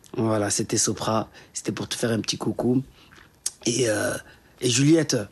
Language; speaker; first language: French; early bilingual, other home language; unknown